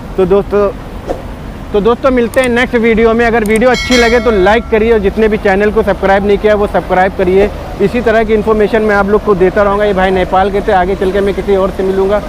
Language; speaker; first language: Hindi; native; Hindi